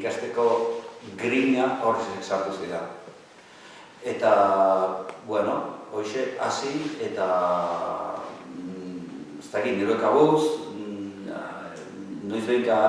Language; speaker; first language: Basque; native; Basque